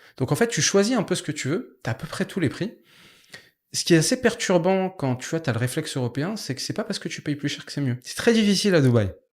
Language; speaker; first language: French; native; French